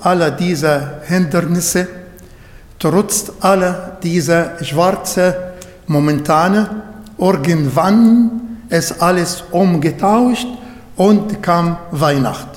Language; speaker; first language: German; non-native, fluent; Arabic